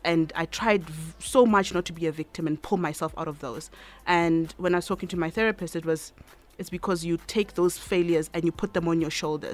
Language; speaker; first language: English; non-native, local second language; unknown